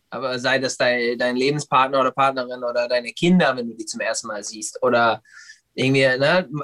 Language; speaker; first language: German; non-native, fluent; English